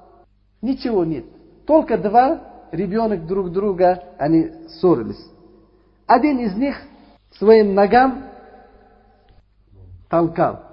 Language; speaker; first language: Russian; non-native, learner; Uzbek